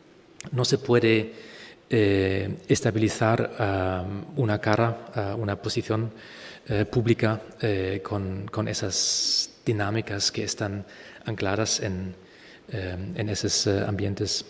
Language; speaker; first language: Spanish; non-native, fluent; German